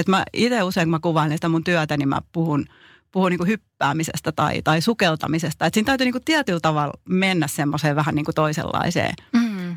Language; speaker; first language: Finnish; native; Finnish